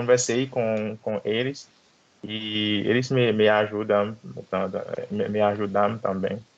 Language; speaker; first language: Portuguese; non-native, learner; Haitian Creole